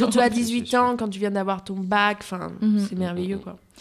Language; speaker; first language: French; native; French